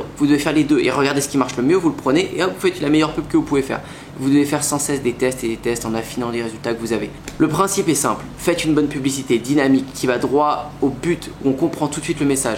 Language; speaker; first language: French; native; French